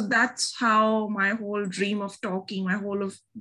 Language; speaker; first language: English; non-native, local second language; Bangla